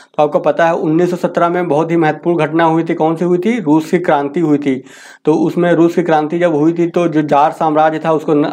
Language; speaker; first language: Hindi; native; Hindi